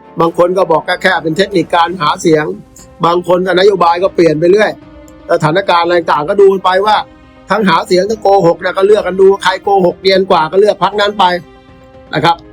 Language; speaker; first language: Thai; native; Thai